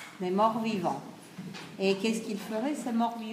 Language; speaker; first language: French; non-native, fluent; Romanian